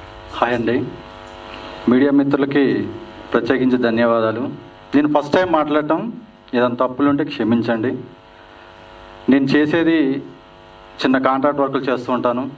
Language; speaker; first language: Telugu; native; Telugu